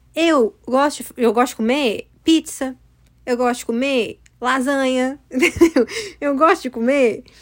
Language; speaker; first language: Portuguese; early bilingual, heritage; English